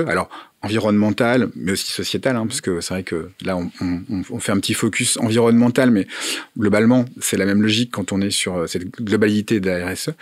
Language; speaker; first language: French; native; French